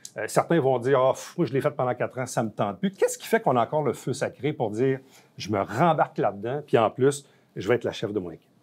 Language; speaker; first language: French; native; French